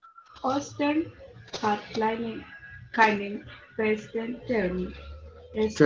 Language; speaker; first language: German; non-native, learner; Spanish